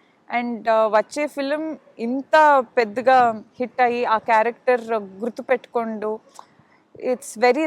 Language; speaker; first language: Telugu; non-native, learner; Kannada